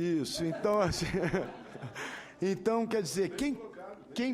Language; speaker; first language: Portuguese; native; Portuguese